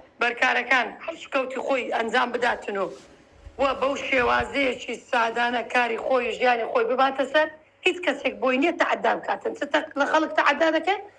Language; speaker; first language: Central Kurdish; non-native, local second language; Turkish